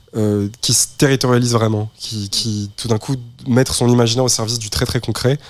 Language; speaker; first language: French; native; French